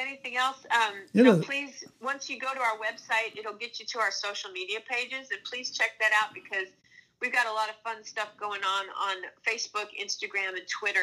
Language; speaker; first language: English; native; English